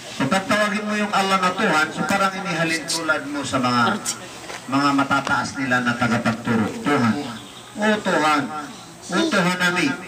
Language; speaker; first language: Filipino; non-native, local second language; Maguindanaon